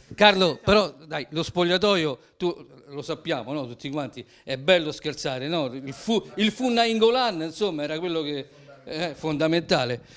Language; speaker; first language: Italian; native; Italian